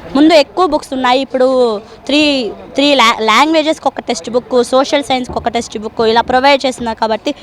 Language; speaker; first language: Telugu; native; Telugu